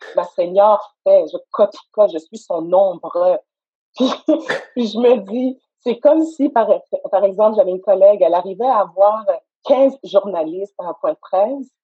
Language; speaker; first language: French; native; French